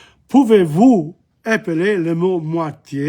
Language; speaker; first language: French; non-native, fluent; English